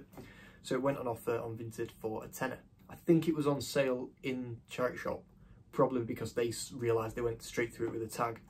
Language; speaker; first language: English; native; English